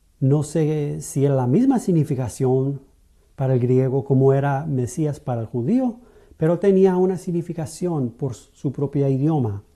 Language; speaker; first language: Spanish; non-native, fluent; English